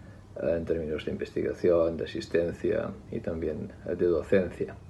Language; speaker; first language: Spanish; native; Spanish